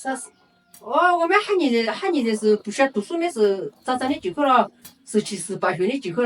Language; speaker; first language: Chinese; non-native, local second language; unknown